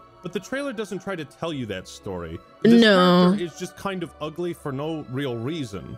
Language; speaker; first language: English; native; English